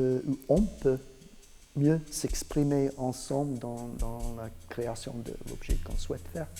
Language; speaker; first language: French; non-native, fluent; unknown